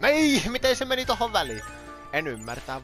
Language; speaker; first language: Finnish; native; Finnish